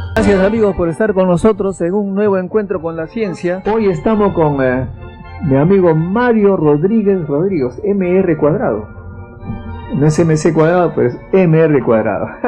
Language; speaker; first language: Spanish; native; Spanish